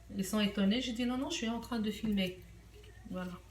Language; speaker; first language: French; non-native, local second language; Arabic